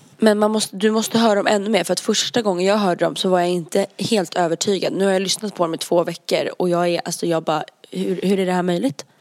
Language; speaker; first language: Swedish; native; Swedish